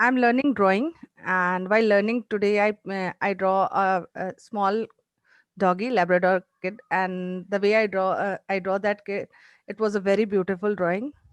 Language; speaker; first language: English; non-native, learner; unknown